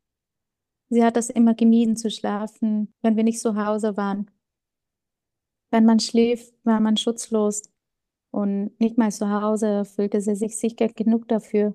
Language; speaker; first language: German; early bilingual, other home language; Vietnamese